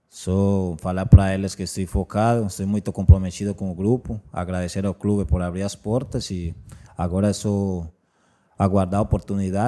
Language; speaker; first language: Portuguese; non-native, learner; Spanish